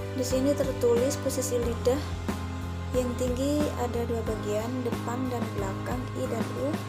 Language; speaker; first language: Indonesian; non-native, local second language; Madurese